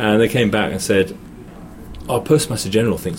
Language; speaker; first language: English; native; English